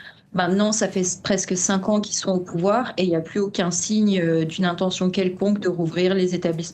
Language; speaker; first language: French; native; French